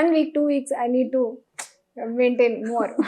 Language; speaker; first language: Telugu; non-native, local second language; Hindi